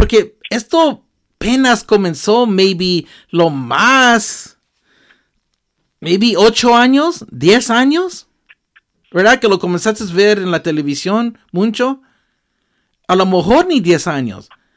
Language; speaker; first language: Spanish; early bilingual, heritage; Spanish